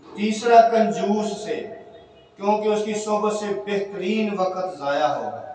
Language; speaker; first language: Urdu; non-native, local second language; Punjabi